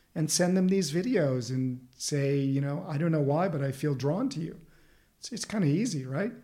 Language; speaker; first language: English; native; English